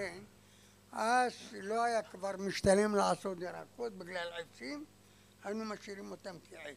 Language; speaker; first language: Hebrew; non-native, fluent; Arabic